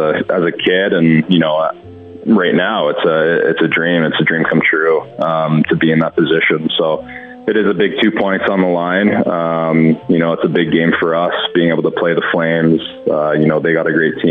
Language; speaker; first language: English; native; English